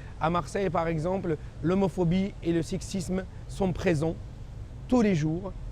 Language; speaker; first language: French; non-native, local second language; Kabyle